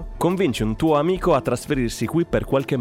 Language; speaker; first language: Italian; native; Italian